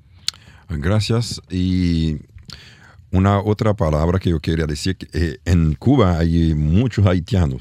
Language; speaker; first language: Spanish; non-native, learner; French